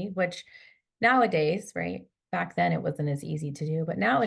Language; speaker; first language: English; native; English